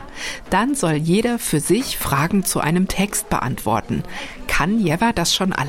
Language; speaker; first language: German; native; German